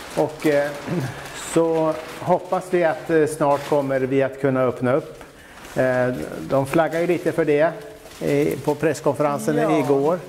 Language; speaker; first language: Swedish; native; Swedish